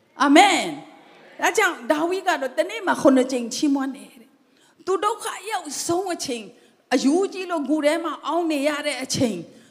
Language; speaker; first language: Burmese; non-native, local second language; Tedim Chin